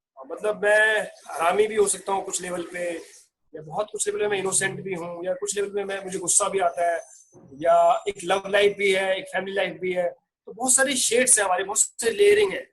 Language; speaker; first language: Hindi; native; Hindi